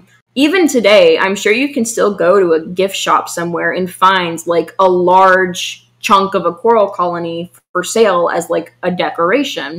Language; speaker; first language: English; native; English